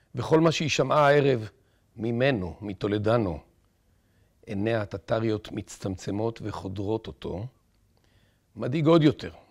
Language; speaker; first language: Hebrew; native; Hebrew